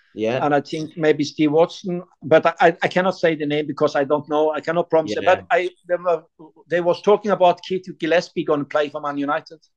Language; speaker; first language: English; non-native, learner; Norwegian